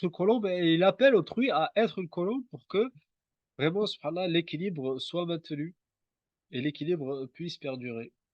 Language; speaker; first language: French; native; French